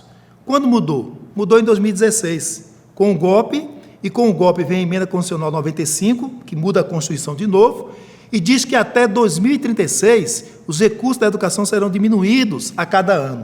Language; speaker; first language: Portuguese; native; Portuguese